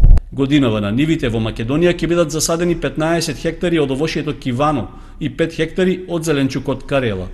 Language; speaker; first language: Macedonian; native; Macedonian